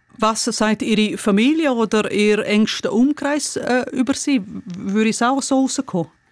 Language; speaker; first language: German; non-native, local second language; Romansh